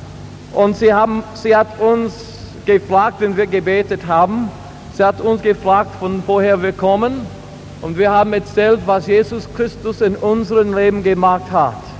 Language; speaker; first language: German; non-native, learner; English